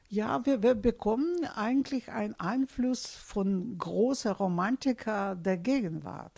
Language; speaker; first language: German; non-native, fluent; Russian